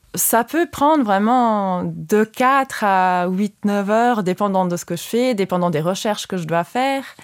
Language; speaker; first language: French; non-native, local second language; Luxembourgish